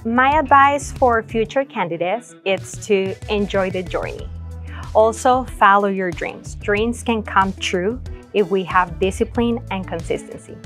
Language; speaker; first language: English; non-native, fluent; Spanish